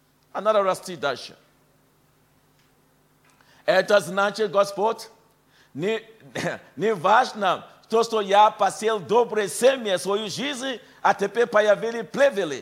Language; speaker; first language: Russian; non-native, fluent; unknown